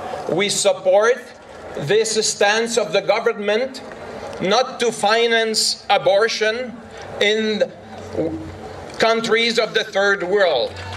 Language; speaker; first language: English; non-native, fluent; French